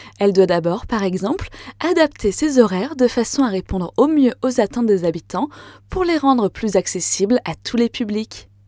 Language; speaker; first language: French; native; French